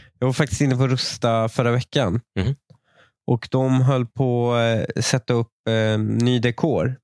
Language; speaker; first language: Swedish; native; Swedish